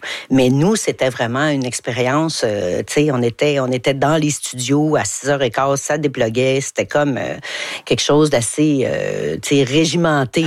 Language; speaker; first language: French; native; French